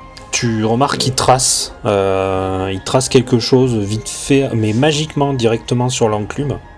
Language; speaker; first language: French; native; French